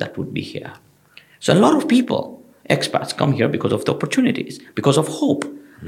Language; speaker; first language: English; non-native, local second language; Gujarati